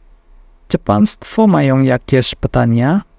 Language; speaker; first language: Polish; non-native, fluent; Indonesian